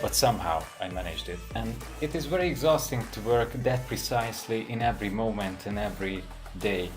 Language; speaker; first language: English; non-native, fluent; Hungarian